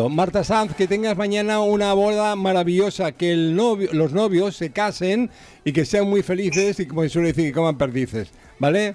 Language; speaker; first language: Spanish; native; Spanish